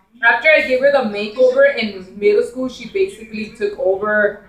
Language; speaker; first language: English; early bilingual, other home language; Spanish